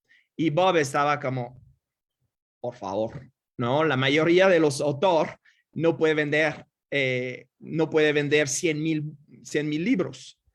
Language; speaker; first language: Spanish; non-native, fluent; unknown